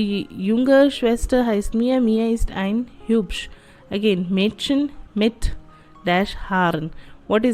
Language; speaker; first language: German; non-native, fluent; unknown